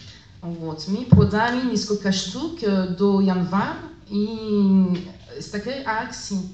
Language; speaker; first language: Russian; non-native, learner; French